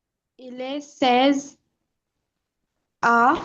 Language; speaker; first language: French; non-native, learner; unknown